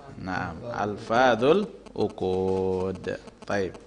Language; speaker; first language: Arabic; non-native, fluent; Indonesian